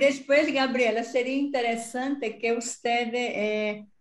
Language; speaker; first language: Spanish; non-native, learner; Portuguese